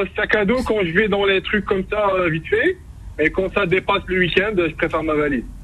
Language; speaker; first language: French; non-native, local second language; Kabyle